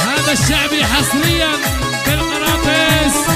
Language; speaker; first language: Arabic; native; Arabic